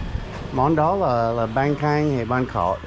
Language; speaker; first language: Vietnamese; non-native, learner; English